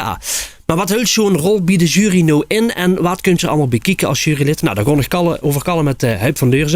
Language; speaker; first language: Dutch; native; Dutch